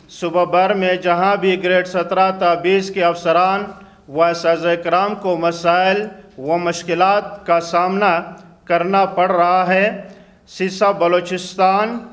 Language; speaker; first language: Urdu; non-native, local second language; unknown